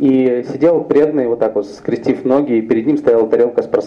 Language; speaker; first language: Russian; native; Russian